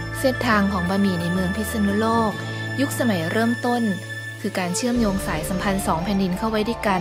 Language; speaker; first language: Thai; native; Thai